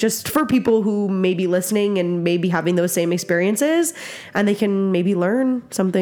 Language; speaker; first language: English; native; English